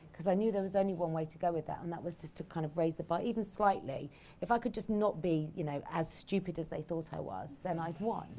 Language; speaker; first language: English; native; English